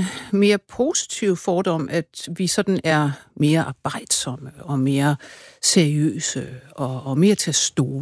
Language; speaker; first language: Danish; native; Danish